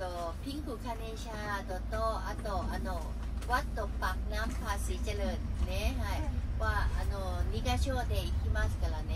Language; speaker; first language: Japanese; non-native, fluent; Thai